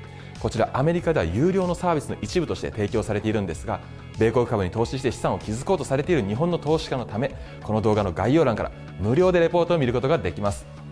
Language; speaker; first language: Japanese; native; Japanese